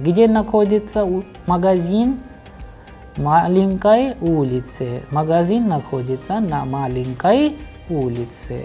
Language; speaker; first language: Russian; non-native, fluent; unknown